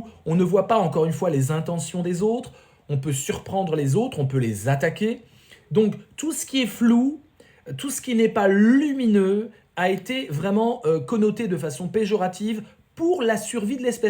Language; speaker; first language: French; native; French